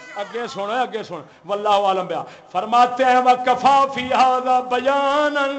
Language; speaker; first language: Urdu; non-native, local second language; Punjabi